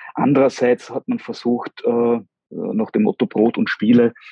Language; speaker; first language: German; native; German